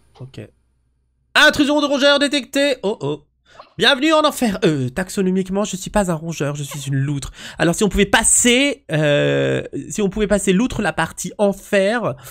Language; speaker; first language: French; native; French